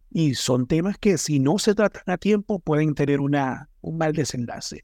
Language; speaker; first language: Spanish; native; Spanish